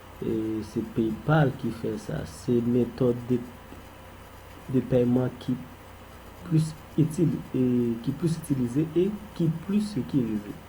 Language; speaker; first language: French; non-native, learner; Haitian Creole